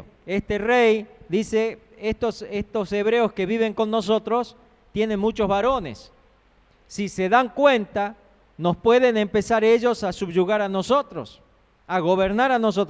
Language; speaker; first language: Spanish; native; Spanish